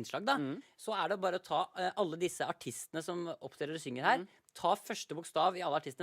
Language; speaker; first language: Norwegian; native; Norwegian